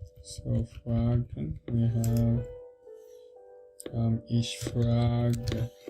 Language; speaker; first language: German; non-native, learner; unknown